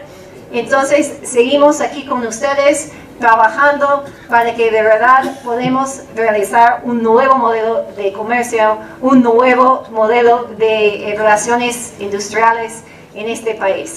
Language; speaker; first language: Spanish; non-native, fluent; English